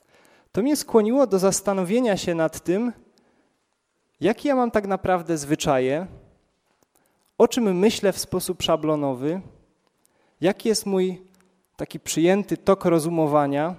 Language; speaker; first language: Polish; native; Polish